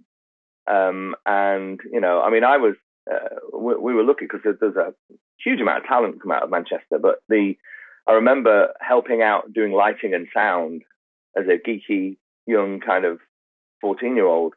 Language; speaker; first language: English; native; English